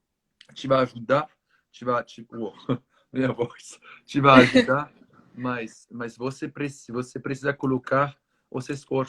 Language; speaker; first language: Portuguese; non-native, learner; French